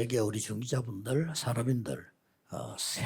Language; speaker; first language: Korean; native; Korean